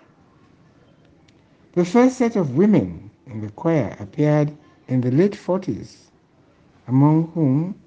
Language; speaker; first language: English; non-native, local second language; Krio